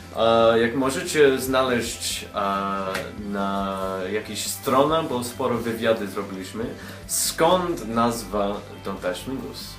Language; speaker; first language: Polish; non-native, learner; English